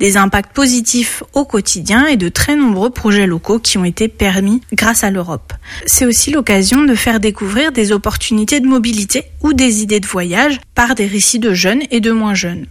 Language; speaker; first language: French; native; French